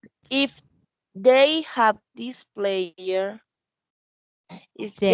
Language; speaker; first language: English; non-native, learner; Spanish